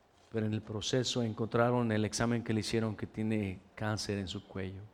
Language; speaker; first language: Spanish; native; Spanish